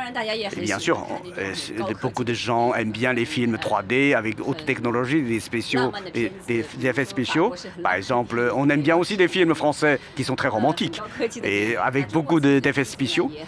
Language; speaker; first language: French; non-native, fluent; Chinese